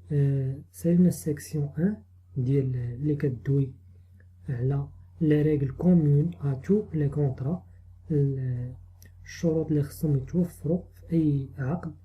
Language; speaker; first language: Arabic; native; Arabic